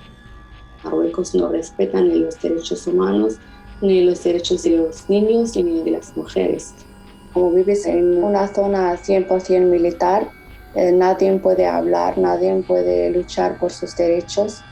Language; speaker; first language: Spanish; non-native, fluent; Arabic